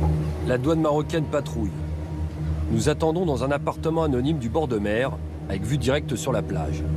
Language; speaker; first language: French; native; French